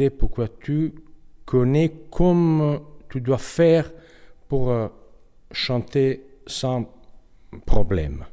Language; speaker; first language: French; non-native, fluent; Italian